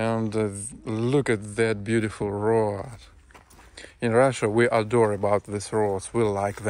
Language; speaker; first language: English; non-native, learner; Russian